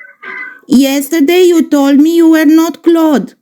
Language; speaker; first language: English; non-native, fluent; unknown